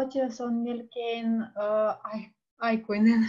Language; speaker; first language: Finnish; non-native, learner; Russian